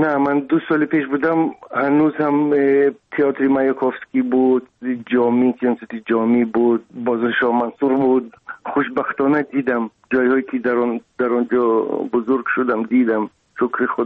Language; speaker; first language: Persian; non-native, local second language; Russian